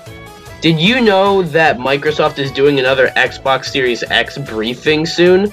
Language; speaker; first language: English; native; English